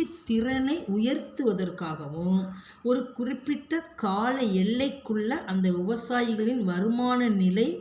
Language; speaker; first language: Tamil; native; Tamil